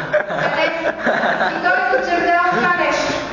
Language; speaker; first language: Bulgarian; native; Bulgarian